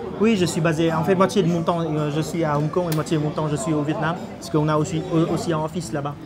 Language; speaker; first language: French; non-native, fluent; Vietnamese